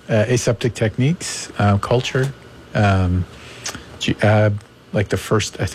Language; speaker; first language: English; non-native, local second language; Persian